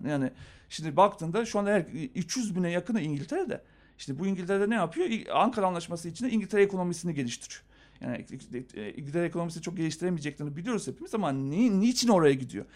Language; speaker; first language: Turkish; native; Turkish